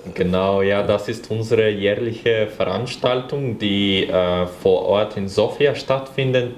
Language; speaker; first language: German; non-native, fluent; Bulgarian